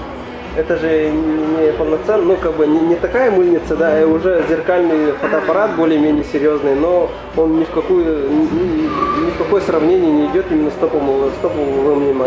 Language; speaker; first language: Russian; native; Russian